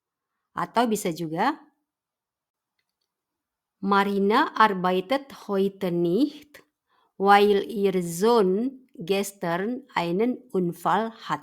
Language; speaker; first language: German; non-native, fluent; Indonesian